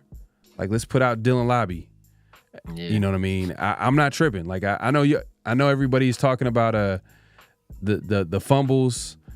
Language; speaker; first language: English; native; English